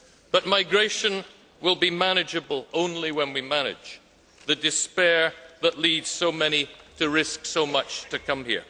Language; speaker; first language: English; native; English